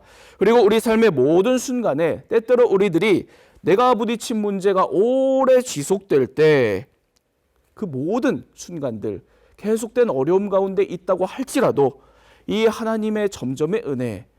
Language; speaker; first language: Korean; native; Korean